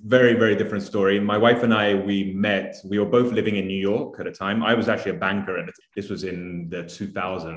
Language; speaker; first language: English; native; English